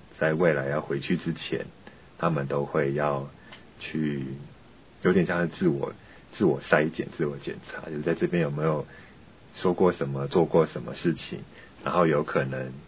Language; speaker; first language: Chinese; native; Chinese